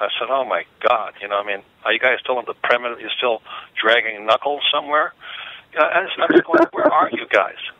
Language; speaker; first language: English; native; English